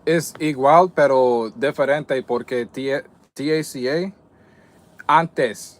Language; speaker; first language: Spanish; non-native, learner; English